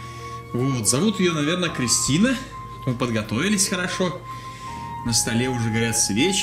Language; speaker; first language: Russian; native; Russian